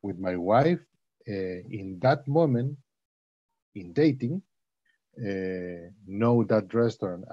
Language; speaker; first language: English; non-native, learner; Spanish